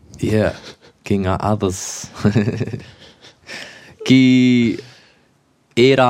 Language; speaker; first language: Māori; non-native, local second language; English